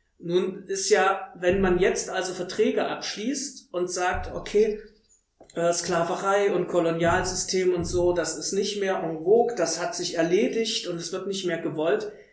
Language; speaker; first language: German; native; German